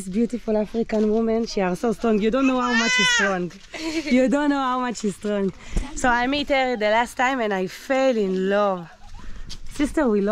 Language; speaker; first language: English; non-native, learner; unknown